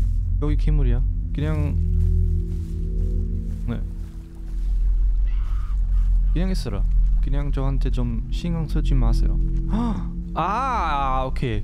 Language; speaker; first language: Korean; non-native, learner; German